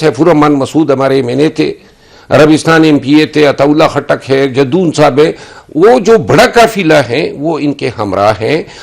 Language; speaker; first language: Urdu; non-native, local second language; Pashto